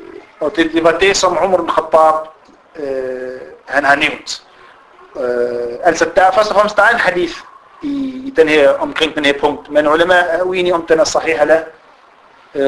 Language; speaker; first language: Danish; non-native, fluent; Arabic